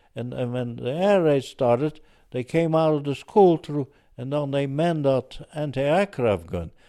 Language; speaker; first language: English; early bilingual, other home language; Dutch